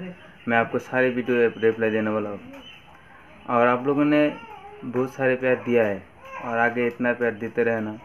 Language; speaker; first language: Hindi; non-native, local second language; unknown